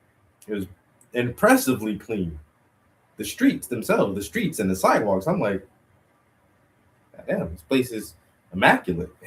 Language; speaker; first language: English; native; English